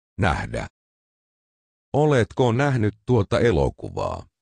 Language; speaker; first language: Finnish; non-native, learner; Arabic